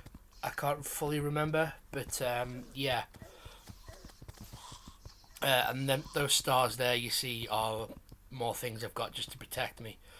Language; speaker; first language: English; native; English